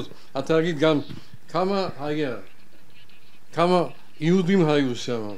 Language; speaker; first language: Hebrew; non-native, learner; Georgian